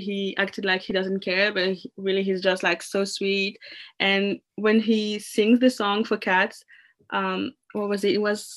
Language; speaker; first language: English; non-native, fluent; French